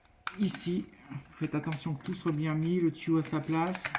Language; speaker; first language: French; native; French